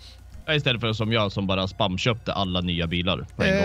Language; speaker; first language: Swedish; native; Swedish